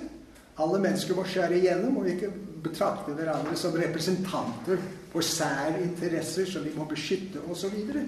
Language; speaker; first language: Norwegian; non-native, fluent; English